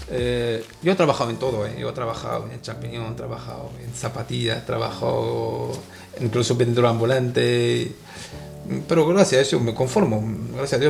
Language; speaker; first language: Spanish; non-native, fluent; Arabic